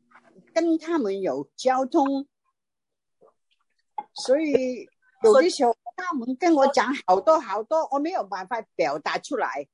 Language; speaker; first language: Chinese; non-native, local second language; Cantonese